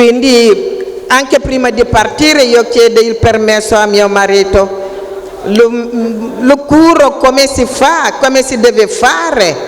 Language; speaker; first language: Italian; non-native, fluent; Wolof